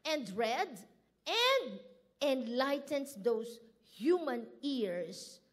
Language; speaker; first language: English; non-native, local second language; Filipino